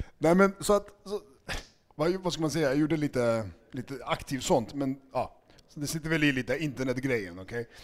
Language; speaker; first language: Swedish; early bilingual, other home language; Serbian